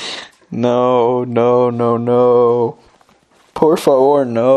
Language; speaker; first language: Spanish; non-native, learner; English